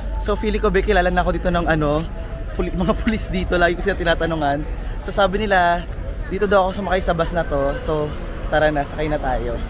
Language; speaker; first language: Filipino; native; Filipino